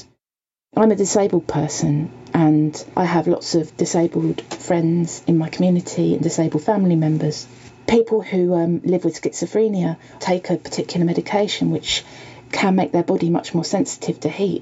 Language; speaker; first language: English; native; English